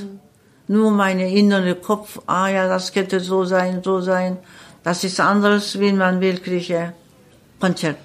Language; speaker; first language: German; non-native, learner; Korean